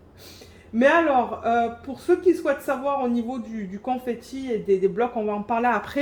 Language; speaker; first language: French; native; French